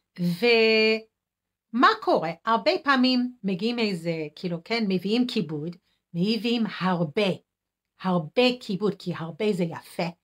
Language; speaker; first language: Hebrew; non-native, fluent; English